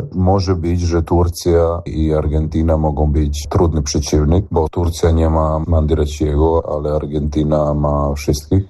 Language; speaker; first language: Polish; non-native, learner; Serbian